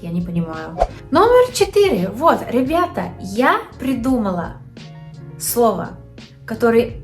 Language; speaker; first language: Russian; non-native, learner; English